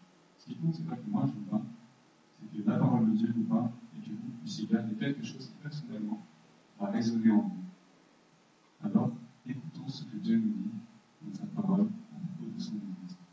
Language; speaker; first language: French; native; French